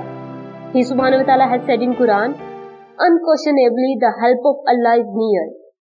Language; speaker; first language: English; non-native, local second language; Urdu